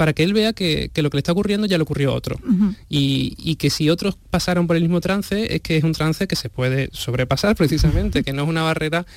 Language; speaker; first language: Spanish; native; Spanish